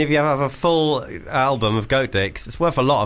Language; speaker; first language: English; native; English